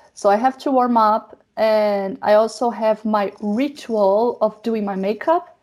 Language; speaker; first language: English; non-native, fluent; Portuguese